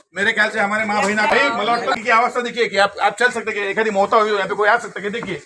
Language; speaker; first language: Hindi; non-native, local second language; Marathi